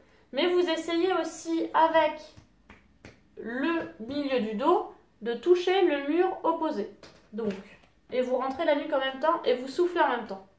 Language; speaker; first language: French; native; French